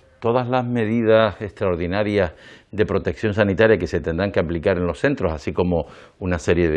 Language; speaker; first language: Spanish; native; Spanish